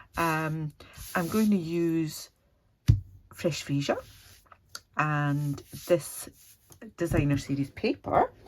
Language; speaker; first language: English; native; English